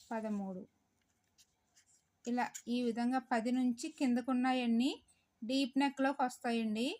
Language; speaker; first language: Telugu; native; Telugu